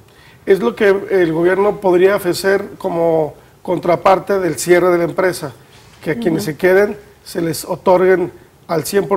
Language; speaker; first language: Spanish; native; Spanish